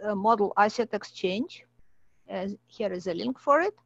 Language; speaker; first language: English; non-native, fluent; Russian